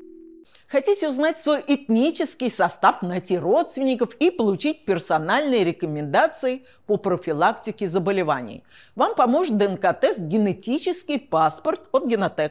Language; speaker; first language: Russian; native; Russian